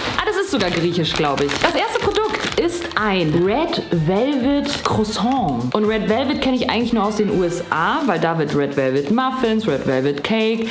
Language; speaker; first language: German; early bilingual, other home language; Polish